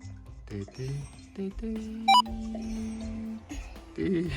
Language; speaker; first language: Japanese; native; Japanese